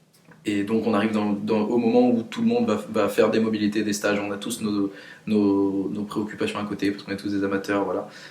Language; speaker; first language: French; native; French